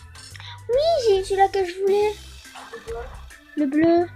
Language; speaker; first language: French; native; French